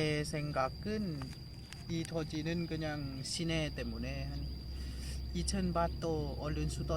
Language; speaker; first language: Korean; non-native, learner; Lao